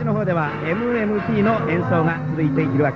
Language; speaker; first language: Japanese; native; Japanese